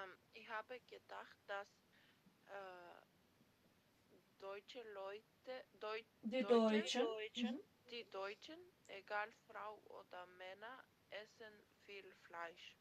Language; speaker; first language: German; non-native, learner; Macedonian